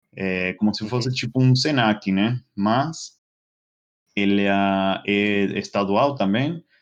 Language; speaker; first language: Portuguese; non-native, fluent; Spanish